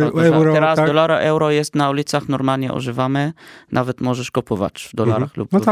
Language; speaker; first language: Polish; non-native, fluent; Arabic